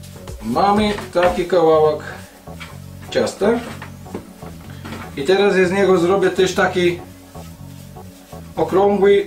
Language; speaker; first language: Polish; non-native, learner; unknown